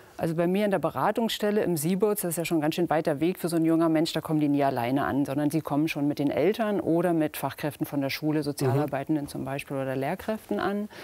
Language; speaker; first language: German; native; German